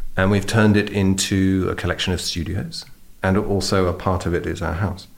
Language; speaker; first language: English; native; English